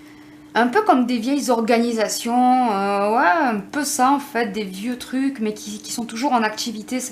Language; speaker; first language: French; native; French